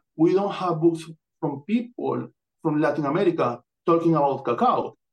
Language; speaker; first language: English; non-native, fluent; Spanish